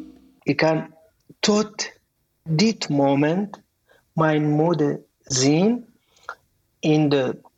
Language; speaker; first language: Dutch; non-native, learner; Arabic